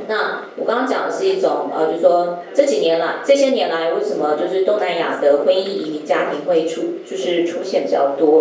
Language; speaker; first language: Chinese; native; Chinese